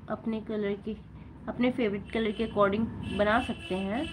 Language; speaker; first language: Hindi; native; Hindi